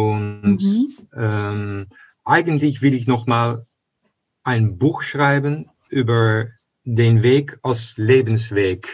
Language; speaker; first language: German; non-native, fluent; Dutch